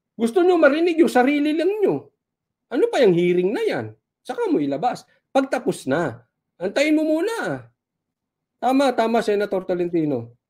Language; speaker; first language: Filipino; native; Filipino